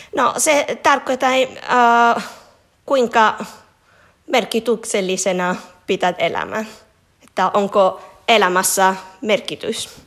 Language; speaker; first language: Finnish; non-native, fluent; Italian